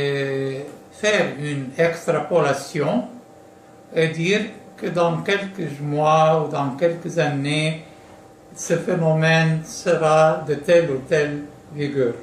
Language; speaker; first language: French; non-native, local second language; Arabic